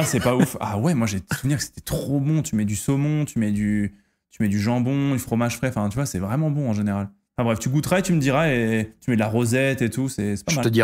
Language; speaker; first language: French; native; French